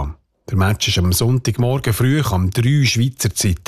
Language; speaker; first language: German; native; German